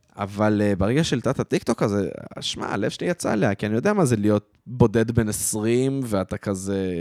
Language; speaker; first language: Hebrew; early bilingual, other home language; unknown